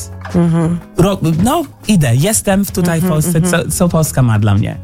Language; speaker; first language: Polish; non-native, learner; English